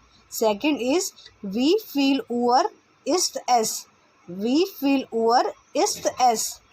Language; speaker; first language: German; non-native, learner; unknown